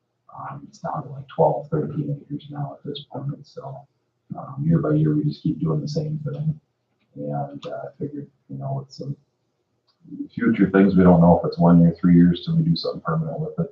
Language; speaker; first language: English; native; English